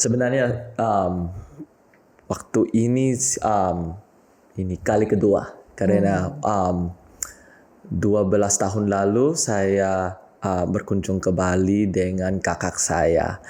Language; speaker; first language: Indonesian; non-native, learner; English